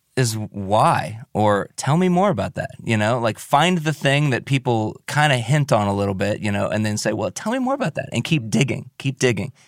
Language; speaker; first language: English; native; English